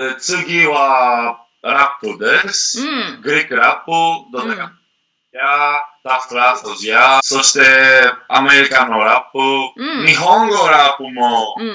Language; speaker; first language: Japanese; non-native, learner; Greek